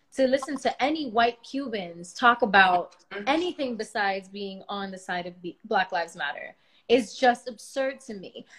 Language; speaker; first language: English; early bilingual, other home language; Spanish